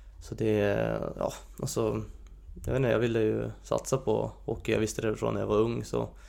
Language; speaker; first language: Swedish; non-native, fluent; Hungarian